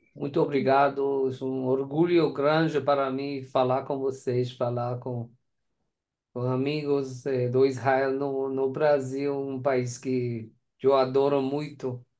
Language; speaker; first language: Portuguese; non-native, learner; Persian